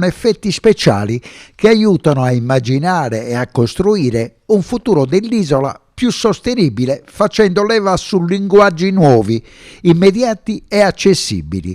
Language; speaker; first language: Italian; native; Italian